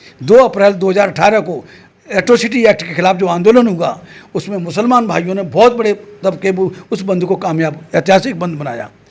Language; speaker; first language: Hindi; native; Hindi